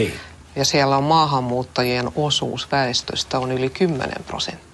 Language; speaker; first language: Finnish; non-native, local second language; Swedish